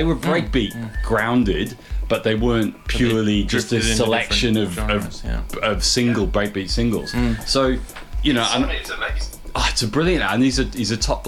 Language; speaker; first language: English; native; English